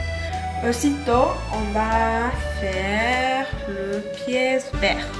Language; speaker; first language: French; non-native, learner; Spanish